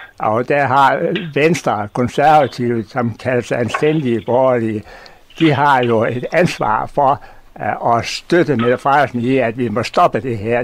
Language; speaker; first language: Danish; native; Danish